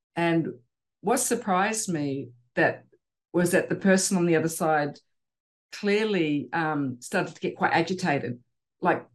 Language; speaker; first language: English; native; English